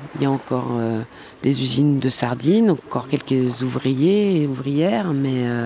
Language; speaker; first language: French; native; French